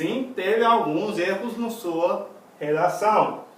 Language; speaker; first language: Portuguese; non-native, fluent; English